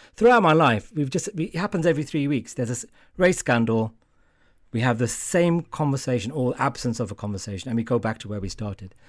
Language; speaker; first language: English; native; English